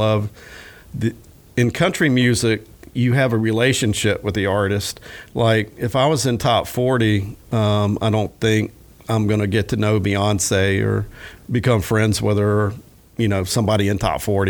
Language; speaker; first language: English; native; English